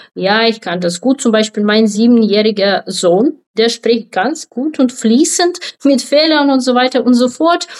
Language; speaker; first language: German; non-native, fluent; Ukrainian